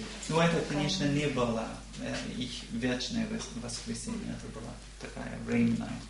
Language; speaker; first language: Russian; non-native, learner; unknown